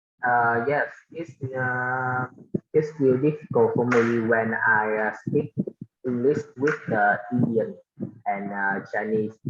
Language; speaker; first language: English; non-native, learner; Vietnamese